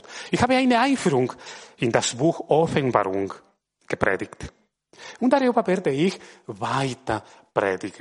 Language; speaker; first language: German; non-native, fluent; Spanish